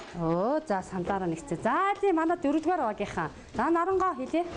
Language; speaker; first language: Mongolian; native; Mongolian